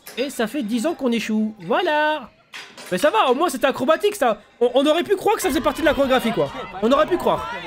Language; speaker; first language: French; native; French